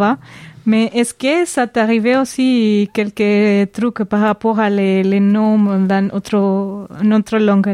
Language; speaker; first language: French; non-native, fluent; Spanish